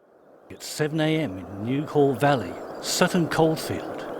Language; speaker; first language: English; native; English